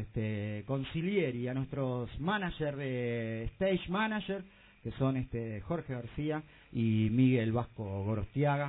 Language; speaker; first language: Spanish; native; Spanish